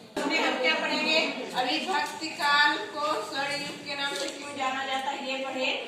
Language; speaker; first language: Hindi; native; Hindi